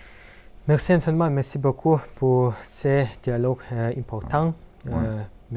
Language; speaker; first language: French; non-native, fluent; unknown